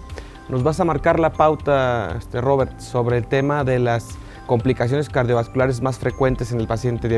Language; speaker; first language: Spanish; native; Spanish